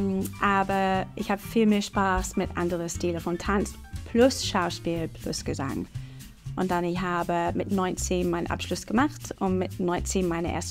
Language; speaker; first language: German; non-native, fluent; English